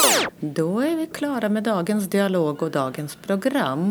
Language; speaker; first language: Swedish; non-native, fluent; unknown